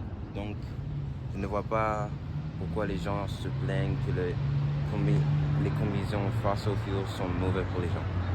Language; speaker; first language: French; non-native, learner; English